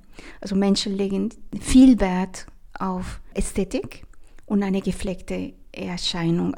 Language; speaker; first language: German; non-native, fluent; Spanish